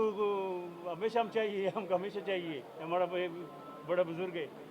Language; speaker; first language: Hindi; non-native, learner; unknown